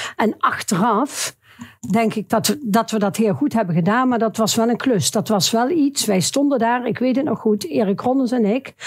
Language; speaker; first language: Dutch; native; Dutch